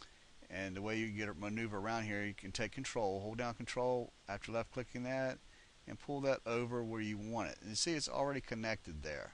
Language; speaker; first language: English; native; English